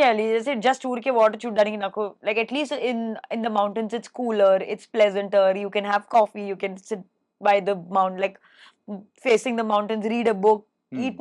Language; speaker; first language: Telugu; non-native, fluent; Hindi